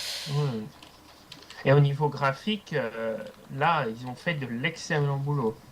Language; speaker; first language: French; native; French